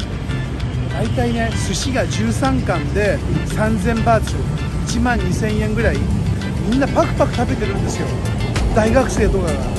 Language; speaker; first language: Japanese; native; Japanese